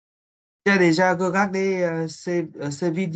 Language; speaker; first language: French; non-native, learner; Vietnamese